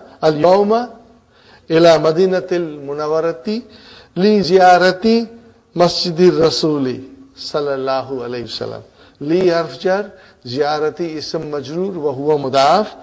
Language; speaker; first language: Arabic; non-native, fluent; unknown